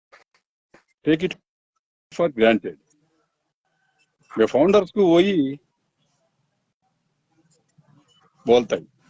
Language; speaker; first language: Hindi; non-native, local second language; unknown